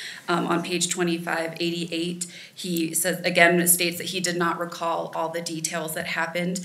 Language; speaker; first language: English; native; English